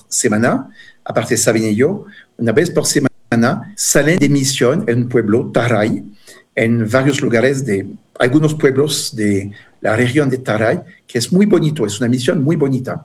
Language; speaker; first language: Spanish; non-native, fluent; French